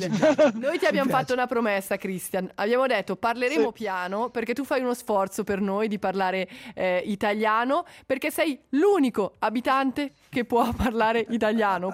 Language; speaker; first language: Italian; native; Italian